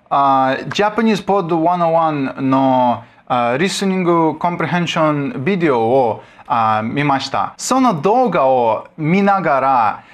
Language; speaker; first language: Japanese; non-native, learner; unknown